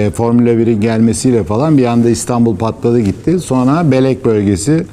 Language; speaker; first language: Turkish; native; Turkish